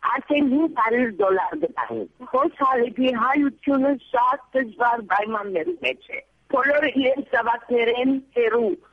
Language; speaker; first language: Armenian; early bilingual, heritage; Armenian